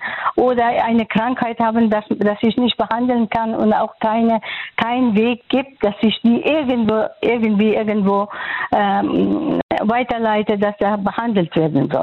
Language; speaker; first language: German; non-native, fluent; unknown